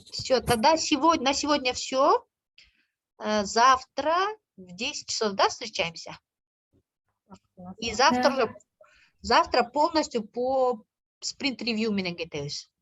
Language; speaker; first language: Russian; non-native, local second language; Kyrgyz